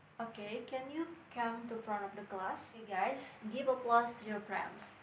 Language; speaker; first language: English; non-native, learner; Indonesian